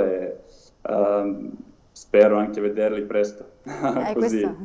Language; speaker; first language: Italian; non-native, learner; Serbian